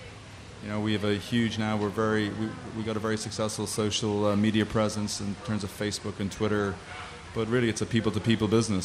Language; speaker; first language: English; native; English